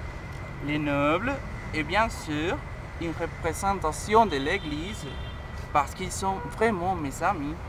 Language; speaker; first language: French; non-native, learner; Spanish